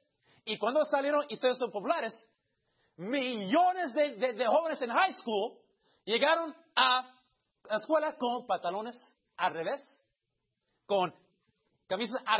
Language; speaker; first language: Spanish; early bilingual, heritage; Spanish